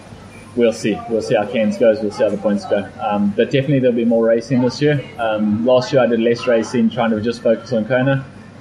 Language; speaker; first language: English; native; English